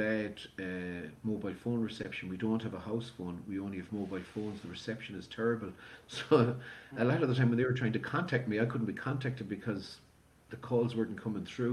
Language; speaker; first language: English; native; English